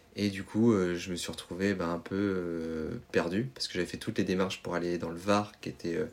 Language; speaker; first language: French; native; French